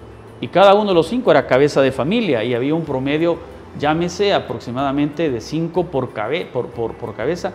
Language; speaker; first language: Spanish; native; Spanish